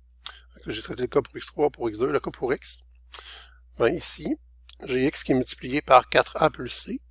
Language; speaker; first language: French; native; French